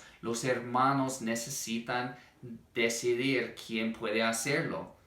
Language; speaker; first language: Spanish; non-native, fluent; English